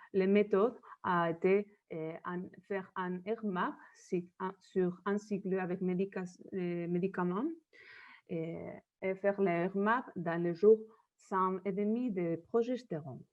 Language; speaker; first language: French; non-native, learner; Spanish